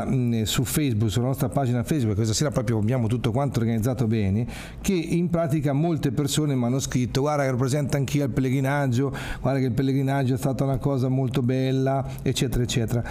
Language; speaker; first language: Italian; native; Italian